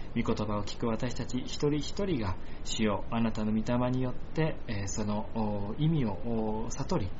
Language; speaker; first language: Japanese; native; Japanese